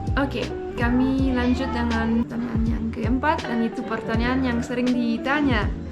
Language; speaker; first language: Indonesian; non-native, fluent; French